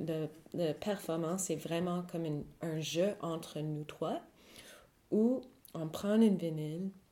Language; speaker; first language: French; non-native, fluent; English